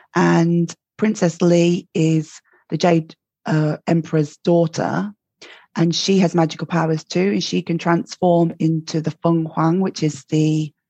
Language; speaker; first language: English; native; English